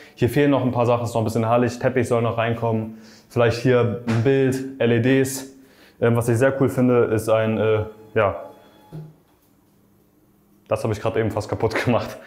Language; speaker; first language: German; native; German